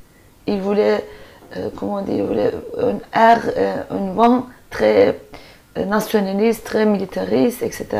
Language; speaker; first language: French; non-native, fluent; Turkish